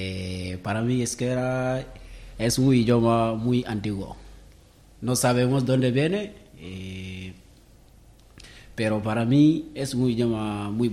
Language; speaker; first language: Spanish; non-native, learner; Wolof